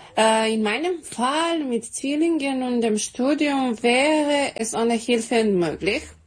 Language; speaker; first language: German; non-native, learner; Serbian